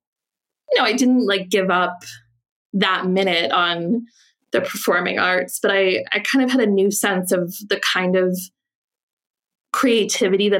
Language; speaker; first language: English; native; English